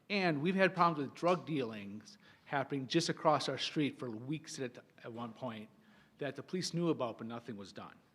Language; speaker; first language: English; native; English